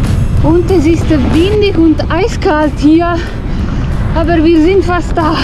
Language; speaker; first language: German; non-native, fluent; Italian